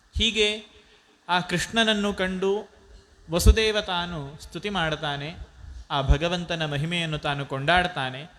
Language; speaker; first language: Kannada; non-native, local second language; Tulu